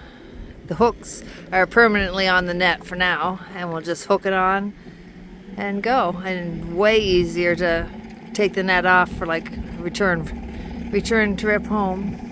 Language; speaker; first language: English; native; English